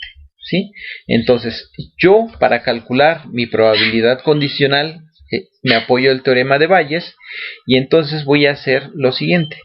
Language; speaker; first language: Spanish; native; Spanish